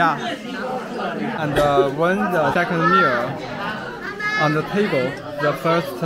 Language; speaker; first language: English; non-native, local second language; Chinese